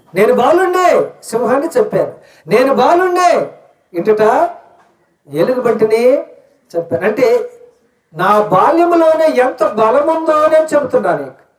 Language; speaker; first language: Telugu; native; Telugu